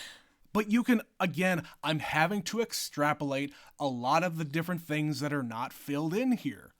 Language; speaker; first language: English; native; English